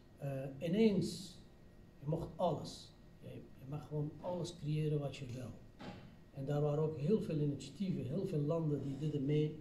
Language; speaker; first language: Dutch; non-native, fluent; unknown